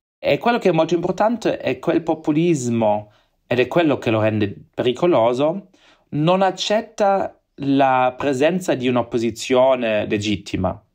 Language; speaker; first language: Italian; non-native, fluent; German